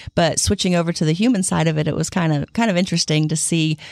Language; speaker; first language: English; native; English